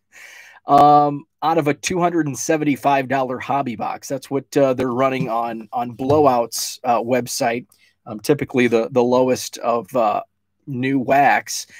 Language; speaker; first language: English; native; English